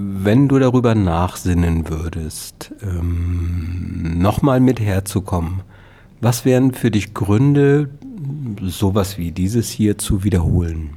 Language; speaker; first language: German; native; German